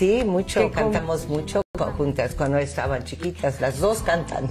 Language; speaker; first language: Spanish; non-native, fluent; English